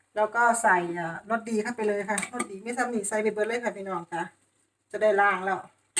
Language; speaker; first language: Thai; native; Thai